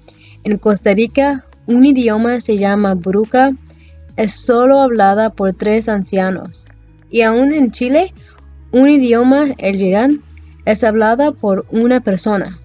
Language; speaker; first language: Spanish; non-native, learner; English